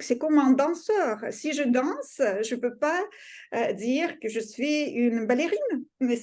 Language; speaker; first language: French; non-native, fluent; Russian